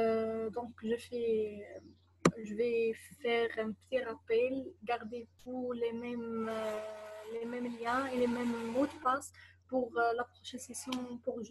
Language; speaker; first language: French; non-native, local second language; Arabic